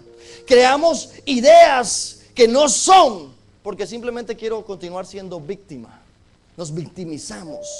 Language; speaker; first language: Spanish; native; Spanish